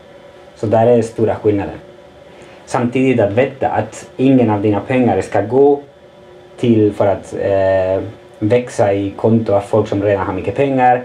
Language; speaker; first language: Swedish; non-native, fluent; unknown